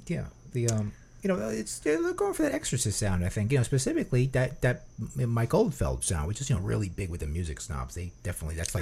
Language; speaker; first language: English; native; English